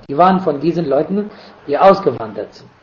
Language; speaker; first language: German; non-native, fluent; Arabic